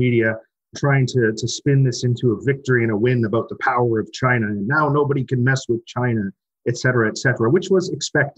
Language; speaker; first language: English; native; English